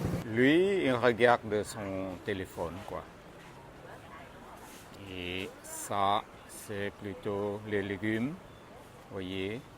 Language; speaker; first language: French; non-native, fluent; Vietnamese